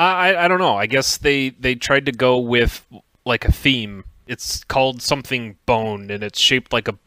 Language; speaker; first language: English; native; English